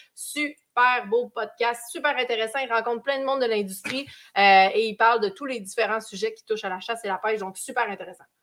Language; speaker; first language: French; native; French